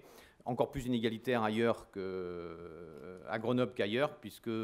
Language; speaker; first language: French; native; French